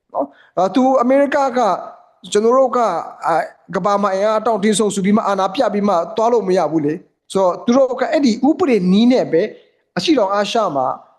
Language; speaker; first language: Burmese; native; Burmese